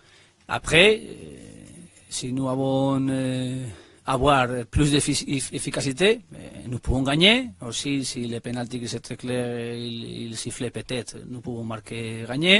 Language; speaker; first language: French; non-native, learner; Spanish